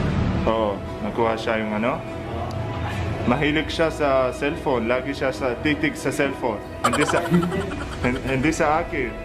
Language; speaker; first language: Filipino; non-native, learner; Arabic